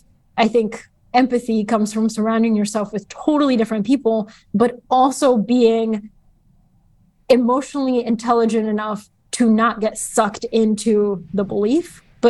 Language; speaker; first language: English; early bilingual, other home language; Bulgarian